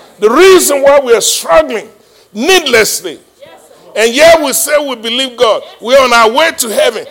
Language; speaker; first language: English; non-native, local second language; Yoruba